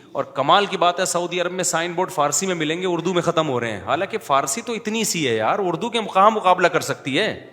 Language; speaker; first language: Urdu; native; Urdu